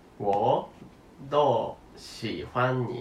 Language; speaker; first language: Chinese; non-native, learner; Korean